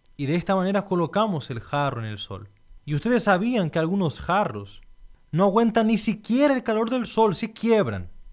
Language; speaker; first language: Spanish; non-native, fluent; Portuguese